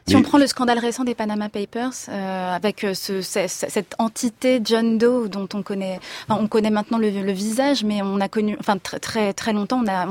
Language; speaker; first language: French; native; French